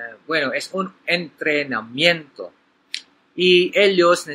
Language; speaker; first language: Spanish; non-native, learner; Filipino